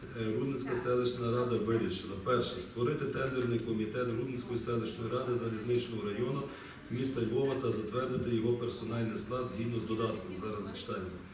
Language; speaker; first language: Ukrainian; native; Ukrainian